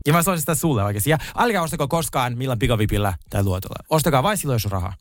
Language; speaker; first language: Finnish; non-native, fluent; Russian